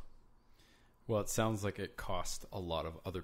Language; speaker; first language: English; native; English